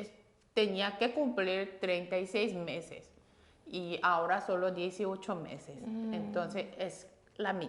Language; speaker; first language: Spanish; non-native, fluent; Korean